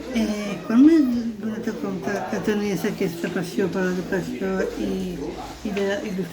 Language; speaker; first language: Catalan; non-native, local second language; Spanish